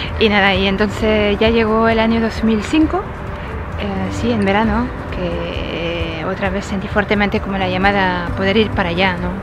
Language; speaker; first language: Spanish; non-native, fluent; French